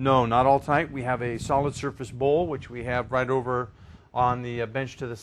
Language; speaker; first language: English; native; English